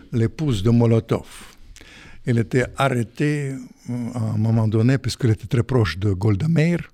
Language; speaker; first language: French; non-native, fluent; Russian